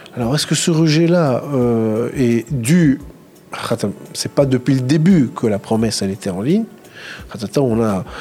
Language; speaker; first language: French; non-native, local second language; Arabic